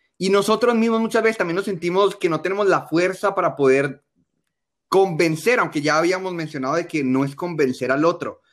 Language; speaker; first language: Spanish; native; Spanish